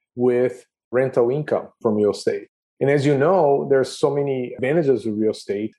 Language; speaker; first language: English; non-native, fluent; Portuguese